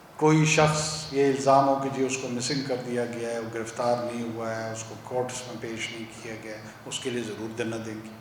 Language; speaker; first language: Urdu; non-native, local second language; Pashto